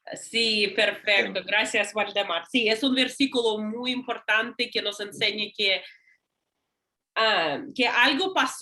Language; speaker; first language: Spanish; non-native, learner; English